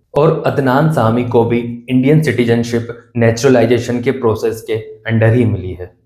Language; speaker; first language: Hindi; native; Hindi